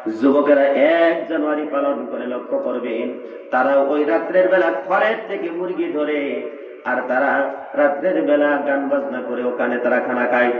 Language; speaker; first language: Bangla; native; Bangla